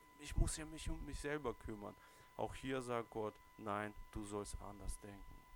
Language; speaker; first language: German; early bilingual, other home language; Russian